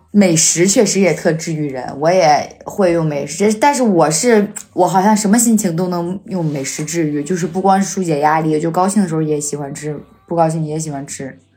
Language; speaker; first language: Chinese; native; Chinese